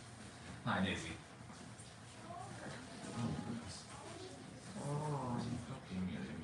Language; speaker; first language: English; native; English